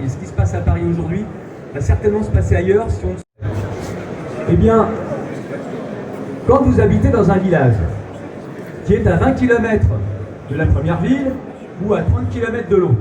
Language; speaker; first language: French; native; French